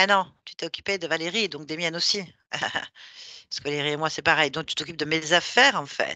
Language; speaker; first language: French; native; French